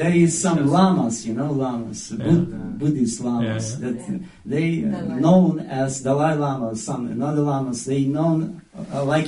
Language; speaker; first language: English; non-native, learner; Russian